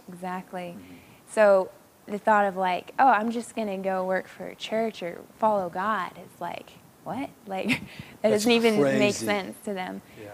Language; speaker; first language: English; native; English